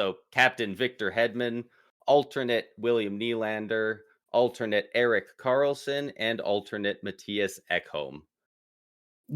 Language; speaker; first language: English; native; English